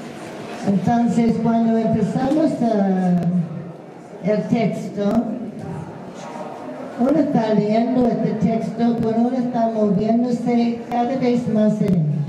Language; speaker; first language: Spanish; non-native, fluent; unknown